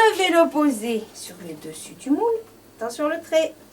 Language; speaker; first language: French; native; French